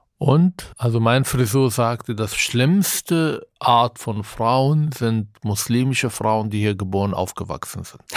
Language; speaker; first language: German; non-native, fluent; Arabic